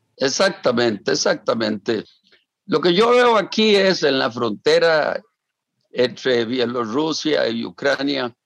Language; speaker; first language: Spanish; native; Spanish